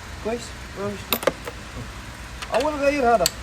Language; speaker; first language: Arabic; non-native, learner; Filipino